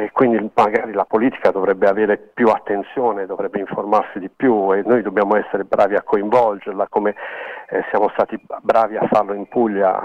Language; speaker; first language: Italian; native; Italian